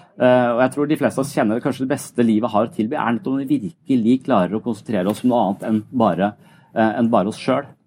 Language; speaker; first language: Norwegian; native; Norwegian